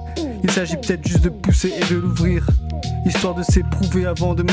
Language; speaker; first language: French; native; French